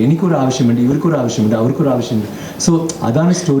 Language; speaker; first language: Malayalam; non-native, learner; Tamil